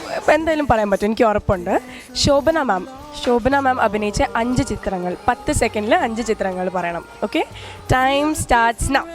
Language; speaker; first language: Malayalam; native; Malayalam